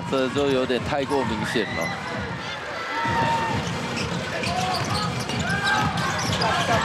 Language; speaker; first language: Chinese; native; Chinese